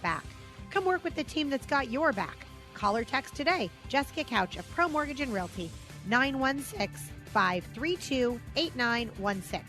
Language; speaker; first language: English; native; English